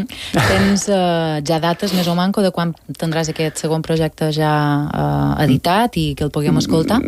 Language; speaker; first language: Catalan; native; Catalan